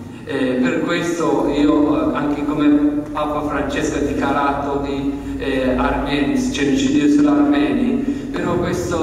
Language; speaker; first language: Italian; non-native, learner; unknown